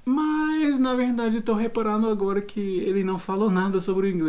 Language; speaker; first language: Portuguese; non-native, fluent; English